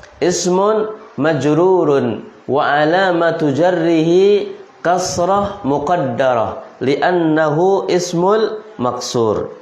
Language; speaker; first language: Arabic; non-native, fluent; Indonesian